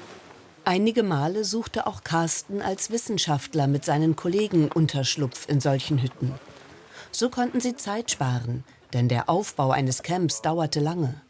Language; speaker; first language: German; native; German